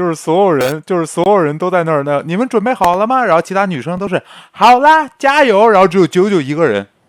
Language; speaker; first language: Chinese; native; Chinese